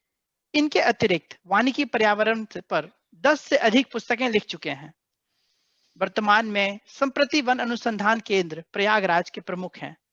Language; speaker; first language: Hindi; native; Hindi